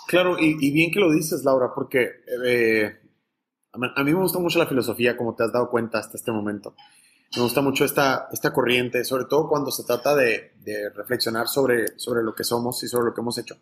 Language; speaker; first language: Spanish; native; Spanish